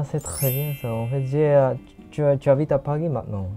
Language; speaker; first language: French; non-native, learner; Japanese